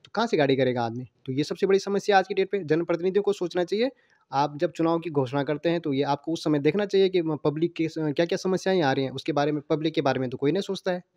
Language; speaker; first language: Hindi; non-native, local second language; Garhwali